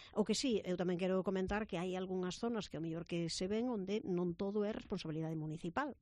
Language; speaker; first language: Galician; native; Galician